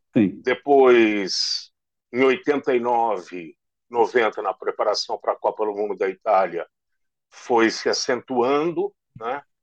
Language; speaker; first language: Portuguese; native; Portuguese